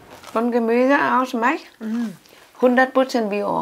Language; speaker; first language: German; non-native, learner; Vietnamese